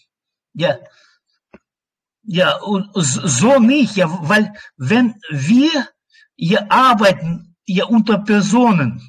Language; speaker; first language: German; non-native, learner; Russian